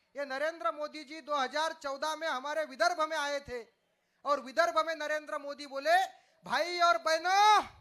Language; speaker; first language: Hindi; non-native, local second language; Marathi